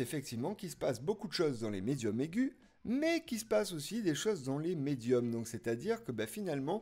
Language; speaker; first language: French; native; French